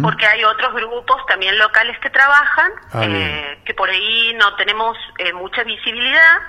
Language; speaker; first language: Spanish; native; Spanish